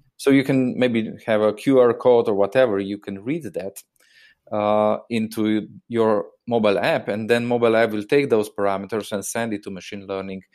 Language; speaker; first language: English; non-native, fluent; Slovenian